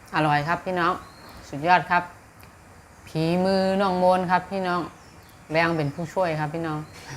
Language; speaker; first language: Thai; native; Thai